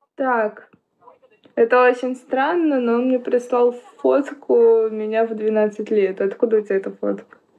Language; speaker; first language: Russian; native; Russian